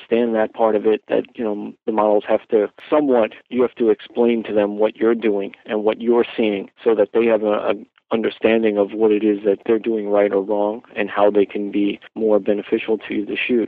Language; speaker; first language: English; native; English